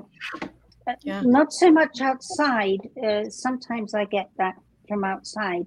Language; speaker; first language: English; native; English